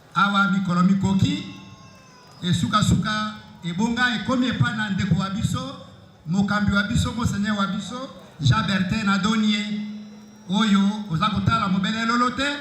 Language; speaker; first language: Lingala; native; Lingala